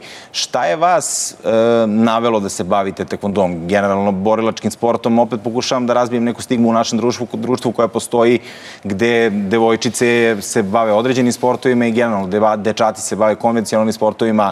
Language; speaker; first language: Croatian; native; Croatian